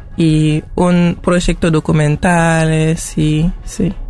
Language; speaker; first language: Spanish; non-native, fluent; Haitian Creole